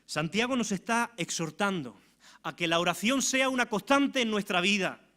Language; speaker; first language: Spanish; native; Spanish